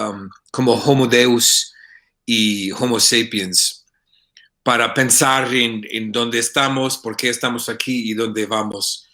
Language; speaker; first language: Spanish; non-native, fluent; English